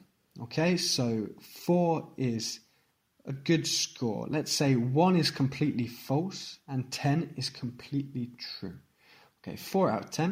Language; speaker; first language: English; native; English